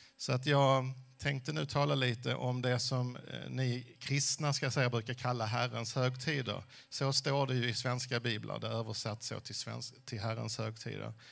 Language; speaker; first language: Swedish; early bilingual, other home language; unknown